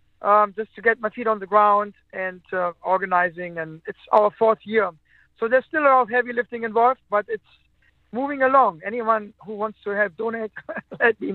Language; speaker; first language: English; non-native, fluent; German